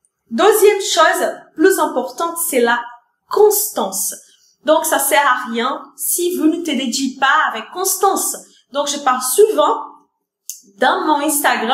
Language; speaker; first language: French; non-native, fluent; Portuguese